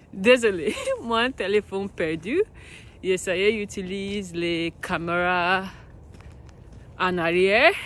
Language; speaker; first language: French; non-native, learner; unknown